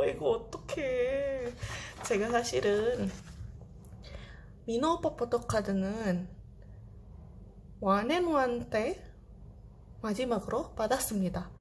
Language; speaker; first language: Korean; non-native, fluent; Indonesian